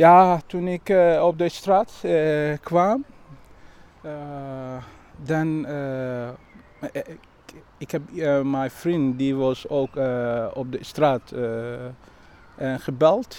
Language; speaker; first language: Dutch; non-native, learner; Somali